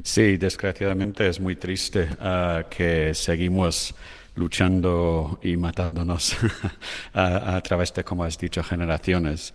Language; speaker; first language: Spanish; non-native, fluent; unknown